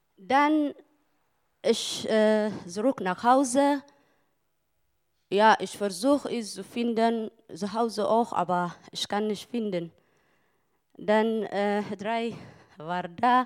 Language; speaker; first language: German; non-native, learner; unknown